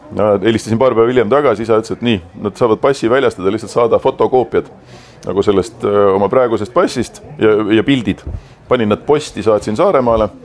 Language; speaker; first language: Estonian; native; Estonian